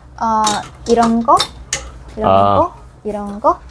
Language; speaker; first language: Korean; non-native, learner; Vietnamese